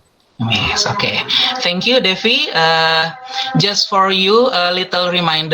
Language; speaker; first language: English; non-native, fluent; Indonesian